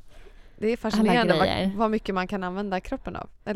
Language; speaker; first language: Swedish; native; Swedish